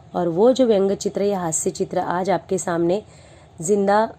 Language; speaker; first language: Hindi; non-native, local second language; Marathi